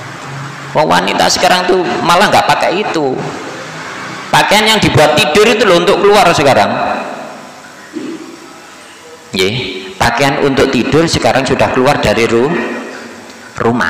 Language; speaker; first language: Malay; non-native, local second language; Javanese